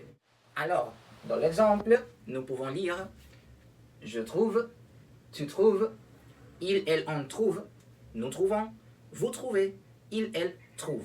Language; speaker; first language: French; non-native, learner; Spanish